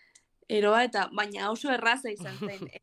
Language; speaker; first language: Basque; non-native, local second language; Spanish